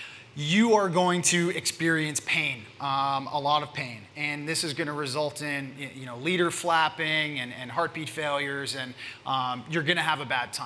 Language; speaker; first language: English; native; English